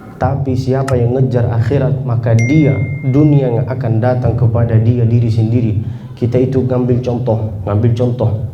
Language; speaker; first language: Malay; non-native, fluent; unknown